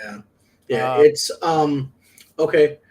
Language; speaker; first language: English; native; English